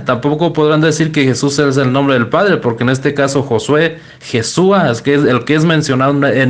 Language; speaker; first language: Spanish; native; Spanish